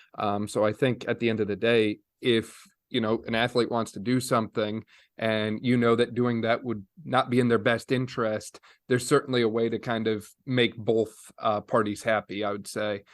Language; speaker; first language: English; native; English